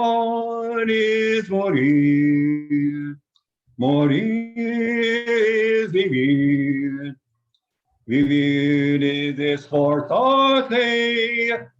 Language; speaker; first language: Spanish; non-native, fluent; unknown